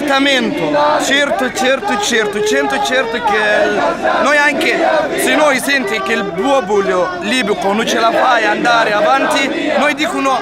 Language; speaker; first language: Italian; non-native, learner; Arabic